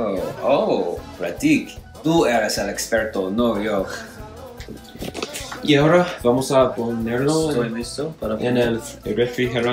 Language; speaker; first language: Spanish; non-native, learner; English